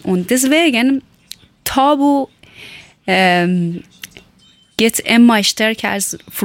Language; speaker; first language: German; non-native, learner; Persian